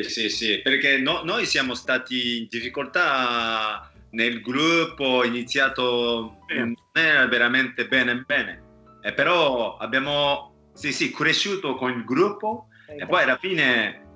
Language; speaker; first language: Italian; non-native, fluent; Japanese